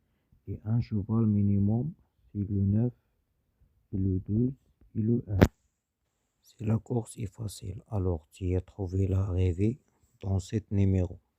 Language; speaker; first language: French; non-native, learner; Arabic